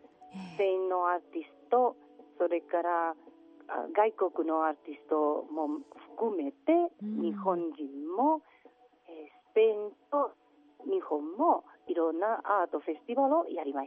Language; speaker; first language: Japanese; non-native, learner; Catalan